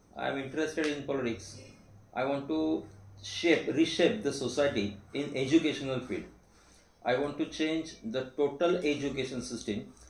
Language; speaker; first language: English; non-native, local second language; Marathi